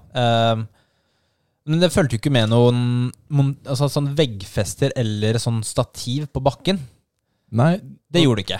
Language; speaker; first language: Norwegian; native; Norwegian